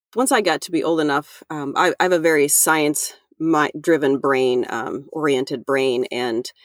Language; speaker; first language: English; native; English